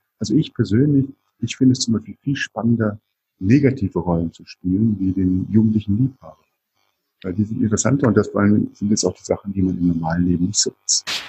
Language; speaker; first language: German; native; German